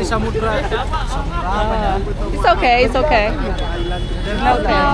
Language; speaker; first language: English; non-native, learner; Thai